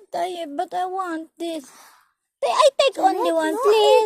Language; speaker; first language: English; non-native, learner; Filipino